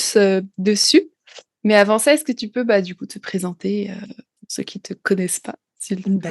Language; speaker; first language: French; native; French